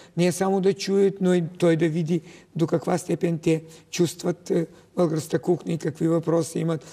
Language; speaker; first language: Bulgarian; early bilingual, heritage; Bulgarian